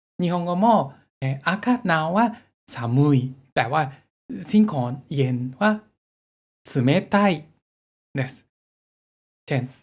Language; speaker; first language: Thai; non-native, learner; Japanese